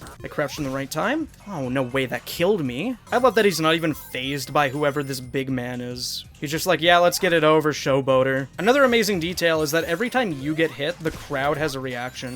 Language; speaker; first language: English; native; English